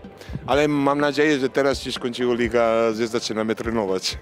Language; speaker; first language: Polish; non-native, learner; Italian